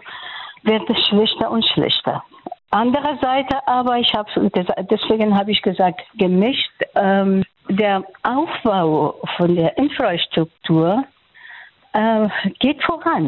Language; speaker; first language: German; non-native, fluent; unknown